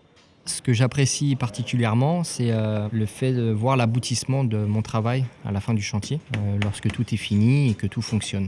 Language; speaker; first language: French; native; French